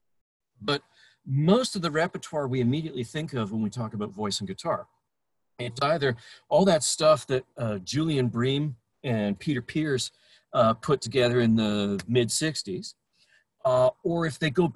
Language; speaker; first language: English; native; English